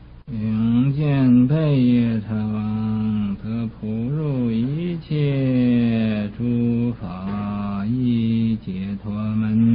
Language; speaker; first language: Chinese; native; Chinese